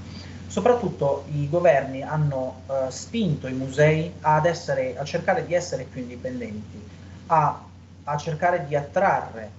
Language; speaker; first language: Italian; native; Italian